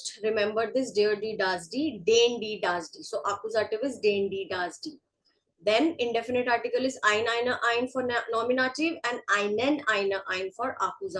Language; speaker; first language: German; non-native, fluent; Hindi